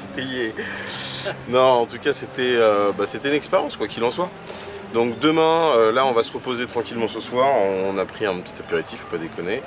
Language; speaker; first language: French; native; French